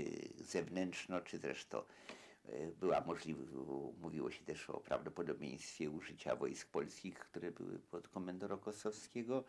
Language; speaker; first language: Polish; native; Polish